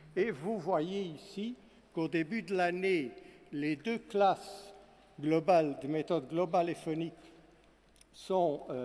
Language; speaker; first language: French; non-native, fluent; Portuguese